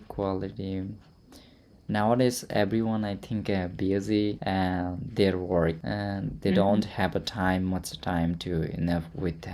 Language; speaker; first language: English; non-native, learner; Hindi